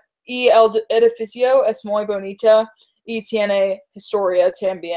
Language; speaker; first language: Spanish; non-native, learner; English